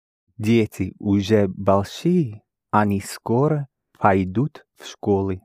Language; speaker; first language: Russian; non-native, learner; English